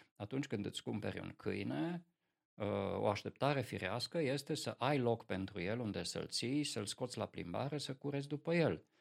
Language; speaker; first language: Romanian; non-native, local second language; Hungarian